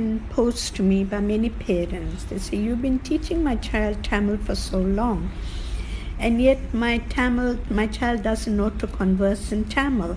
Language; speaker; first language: English; non-native, local second language; Tamil